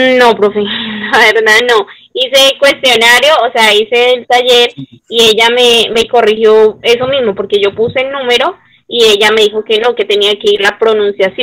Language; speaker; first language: Spanish; native; Spanish